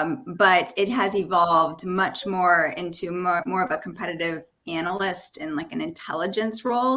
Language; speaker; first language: English; native; English